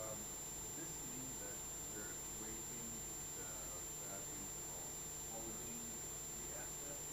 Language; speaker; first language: English; non-native, learner; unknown